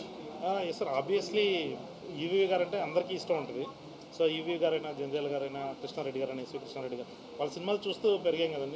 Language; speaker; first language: Telugu; native; Telugu